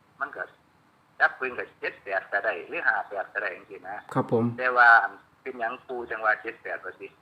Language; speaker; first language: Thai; non-native, local second language; Lao